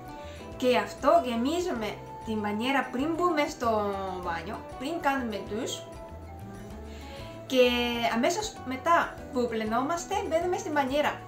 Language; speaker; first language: Greek; non-native, fluent; Japanese